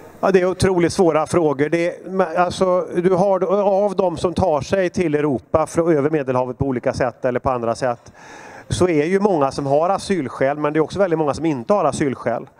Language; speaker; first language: Swedish; native; Swedish